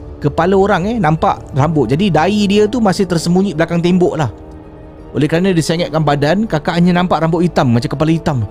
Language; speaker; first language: Malay; native; Malay